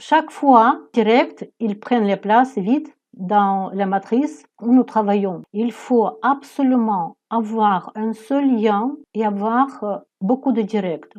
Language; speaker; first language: French; non-native, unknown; Ukrainian